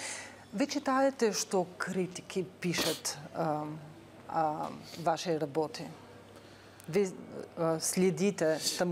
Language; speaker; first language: Russian; non-native, fluent; Slovenian